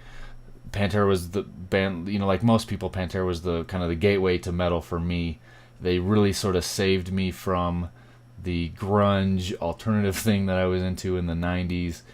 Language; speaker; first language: English; native; English